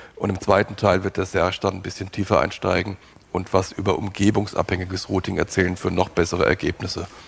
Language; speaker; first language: German; native; German